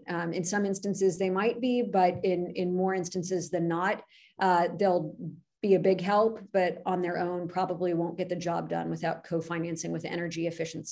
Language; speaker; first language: English; native; English